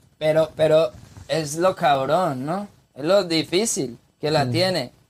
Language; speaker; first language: Spanish; native; Spanish